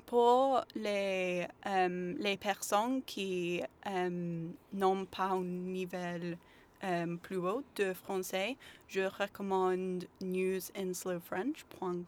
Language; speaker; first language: French; non-native, learner; English